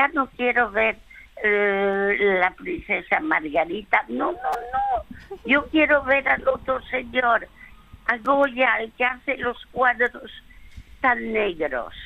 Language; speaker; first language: Spanish; early bilingual, other home language; French